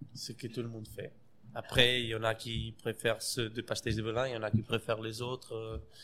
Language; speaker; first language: French; non-native, fluent; Portuguese